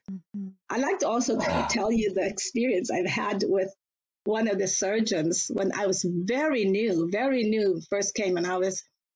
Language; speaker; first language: English; non-native, local second language; Filipino